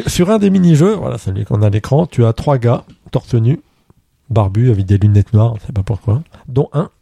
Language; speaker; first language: French; native; French